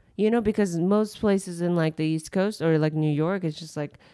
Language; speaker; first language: English; early bilingual, other home language; Japanese